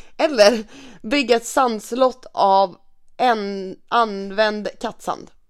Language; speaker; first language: Swedish; native; Swedish